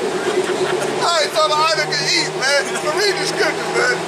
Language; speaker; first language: English; native; English